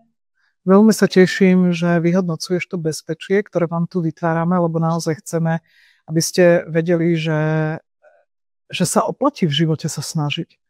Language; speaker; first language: Slovak; native; Slovak